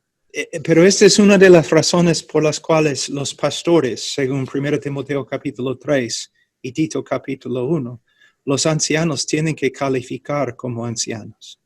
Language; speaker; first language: Spanish; non-native, fluent; English